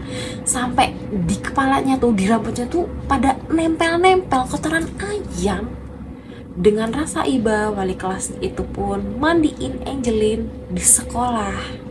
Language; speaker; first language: Indonesian; native; Indonesian